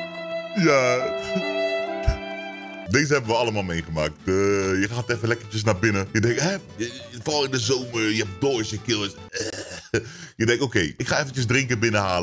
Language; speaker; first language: Dutch; native; Dutch